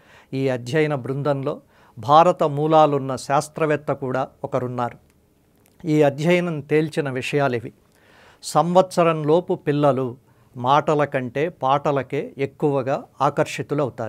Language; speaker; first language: Telugu; native; Telugu